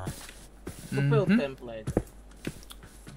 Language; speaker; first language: Russian; non-native, learner; English